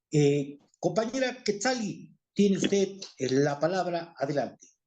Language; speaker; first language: Spanish; native; Spanish